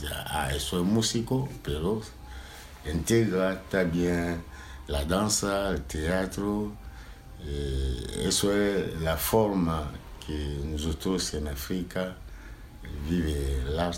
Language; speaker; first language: Spanish; non-native, learner; Lingala